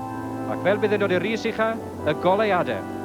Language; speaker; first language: Welsh; native; Welsh